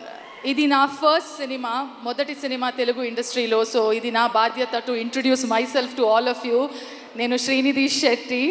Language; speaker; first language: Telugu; non-native, learner; Kannada